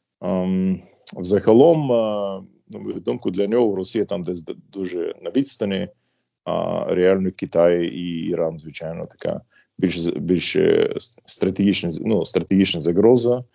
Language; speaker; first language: Ukrainian; non-native, fluent; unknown